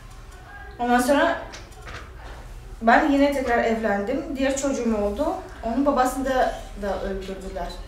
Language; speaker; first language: Turkish; non-native, fluent; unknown